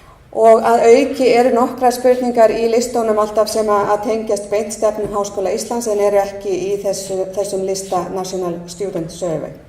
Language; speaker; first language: Icelandic; native; Icelandic